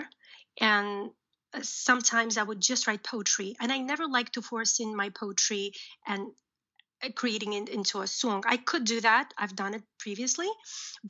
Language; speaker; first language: English; early bilingual, other home language; Uzbek